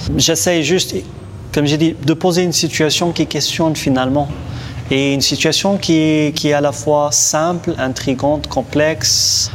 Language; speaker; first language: French; non-native, local second language; Arabic